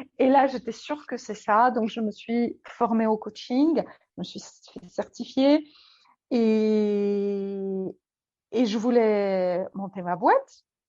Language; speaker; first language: French; non-native, fluent; Polish